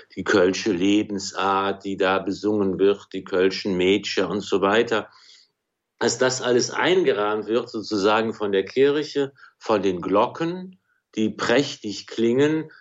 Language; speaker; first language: German; native; German